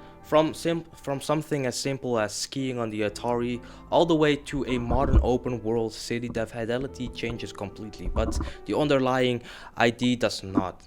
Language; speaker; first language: English; non-native, fluent; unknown